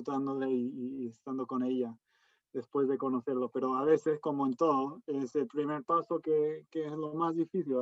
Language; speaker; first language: Spanish; early bilingual, heritage; Spanish